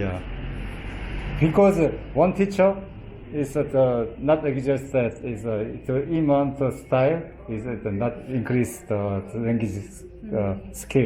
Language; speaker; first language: English; non-native, learner; Korean